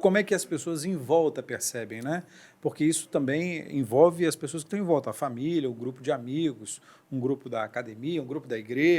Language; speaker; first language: Portuguese; native; Portuguese